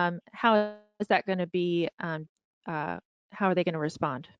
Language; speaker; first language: English; native; English